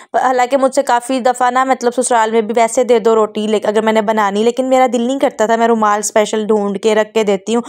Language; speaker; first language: Urdu; non-native, local second language; Punjabi